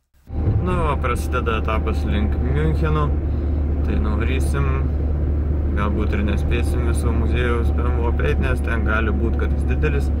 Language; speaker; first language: Lithuanian; native; Lithuanian